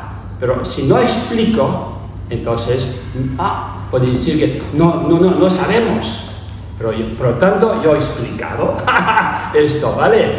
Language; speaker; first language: Spanish; non-native, learner; Tibetan